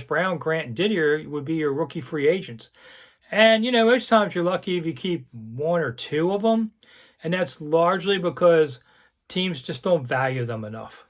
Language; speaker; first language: English; native; English